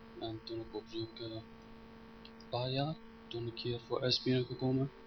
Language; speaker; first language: Dutch; non-native, learner; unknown